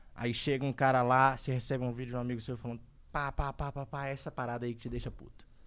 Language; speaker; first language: Portuguese; native; Portuguese